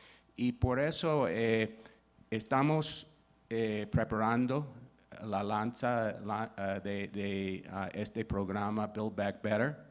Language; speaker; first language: Spanish; non-native, fluent; English